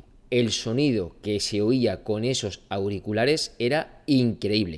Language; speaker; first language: Spanish; native; Spanish